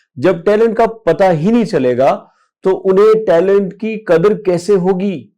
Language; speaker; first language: Urdu; non-native, local second language; Punjabi